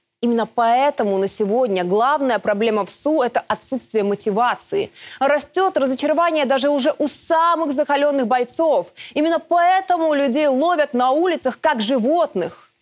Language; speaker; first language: Russian; native; Russian